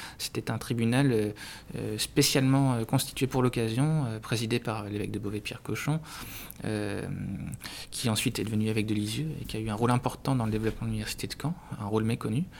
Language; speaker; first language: French; native; French